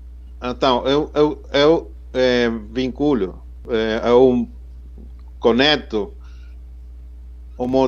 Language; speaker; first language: Portuguese; non-native, fluent; Spanish